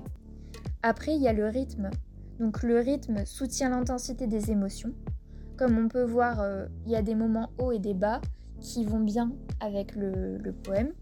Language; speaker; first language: French; native; French